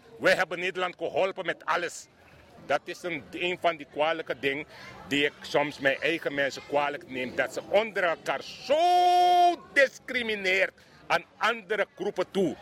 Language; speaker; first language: Dutch; non-native, local second language; Sranan Tongo